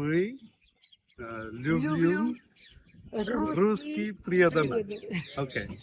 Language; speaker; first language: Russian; non-native, learner; Nepali